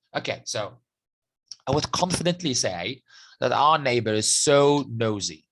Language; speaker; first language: English; non-native, fluent; Arabic